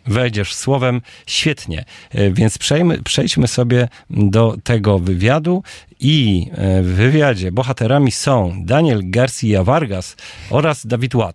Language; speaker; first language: Polish; native; Polish